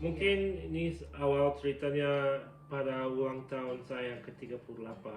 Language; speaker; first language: Indonesian; non-native, fluent; English